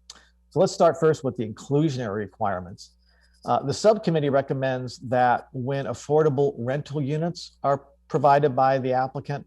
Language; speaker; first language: English; native; English